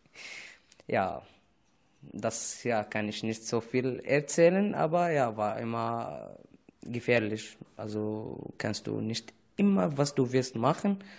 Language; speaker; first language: German; non-native, fluent; Arabic